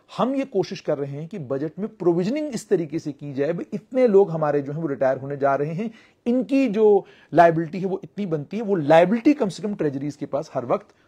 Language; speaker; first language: Hindi; non-native, local second language; Kashmiri